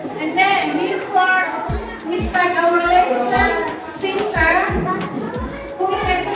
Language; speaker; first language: English; non-native, fluent; Indonesian